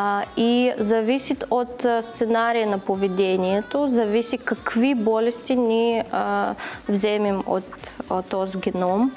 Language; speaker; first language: Bulgarian; non-native, learner; Russian